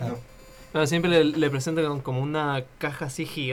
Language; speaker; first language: Spanish; native; Spanish